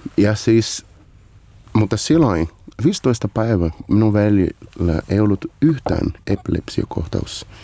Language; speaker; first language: Finnish; non-native, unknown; Portuguese